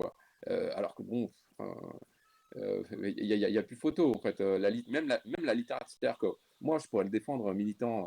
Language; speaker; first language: French; native; French